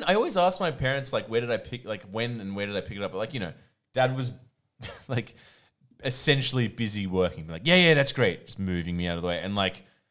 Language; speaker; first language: English; non-native, local second language; Croatian